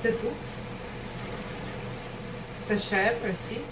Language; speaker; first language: French; non-native, learner; Russian